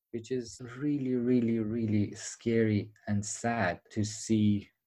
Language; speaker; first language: English; non-native, fluent; Persian